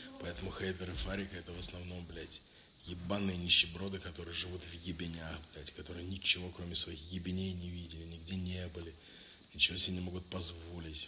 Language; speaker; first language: Russian; early bilingual, heritage; Russian